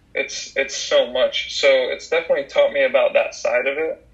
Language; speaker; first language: English; early bilingual, other home language; Russian